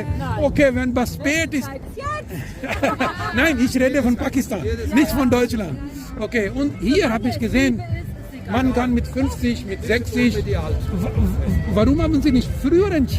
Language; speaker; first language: German; non-native, learner; Punjabi